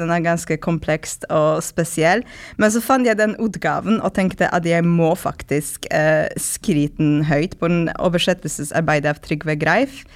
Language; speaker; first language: Norwegian; non-native, fluent; Polish